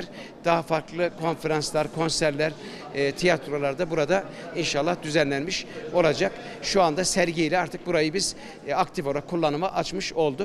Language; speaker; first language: Turkish; native; Turkish